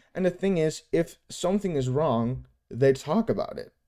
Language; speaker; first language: English; non-native, fluent; Dutch